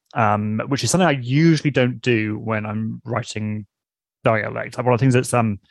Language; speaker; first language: English; native; English